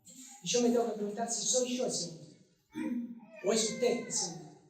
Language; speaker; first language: Spanish; native; Spanish